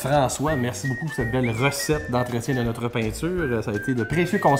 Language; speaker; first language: French; native; French